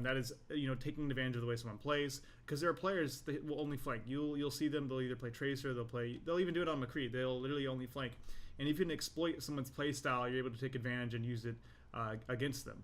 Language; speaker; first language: English; native; English